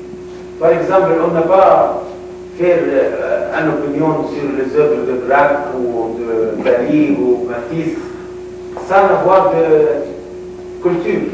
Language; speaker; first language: French; non-native, local second language; Arabic